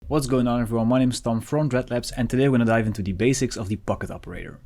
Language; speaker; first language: English; non-native, fluent; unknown